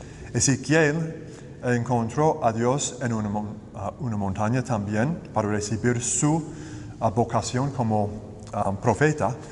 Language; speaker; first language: Spanish; non-native, learner; English